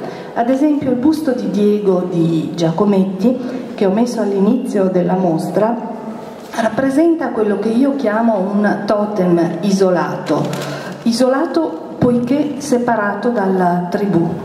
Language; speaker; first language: Italian; native; Italian